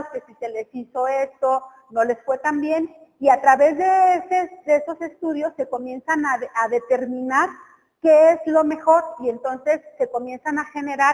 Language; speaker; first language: Spanish; native; Spanish